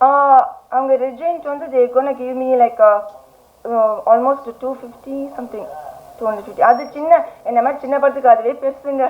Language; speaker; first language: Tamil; non-native, learner; English